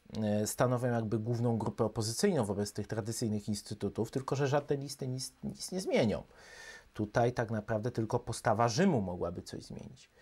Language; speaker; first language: Polish; native; Polish